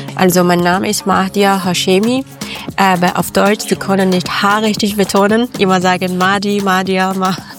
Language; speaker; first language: German; non-native, learner; Persian